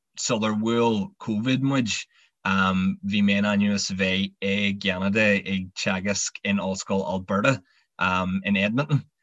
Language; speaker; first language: Irish; non-native, local second language; English